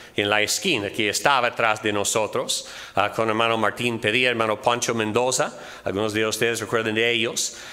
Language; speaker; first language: Spanish; non-native, fluent; English